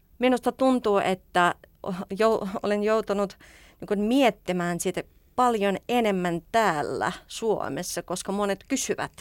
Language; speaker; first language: Finnish; non-native, fluent; Russian